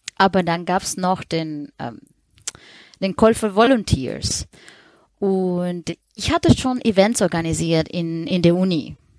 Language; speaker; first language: German; non-native, fluent; Spanish